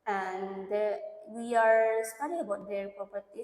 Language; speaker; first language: English; non-native, learner; Indonesian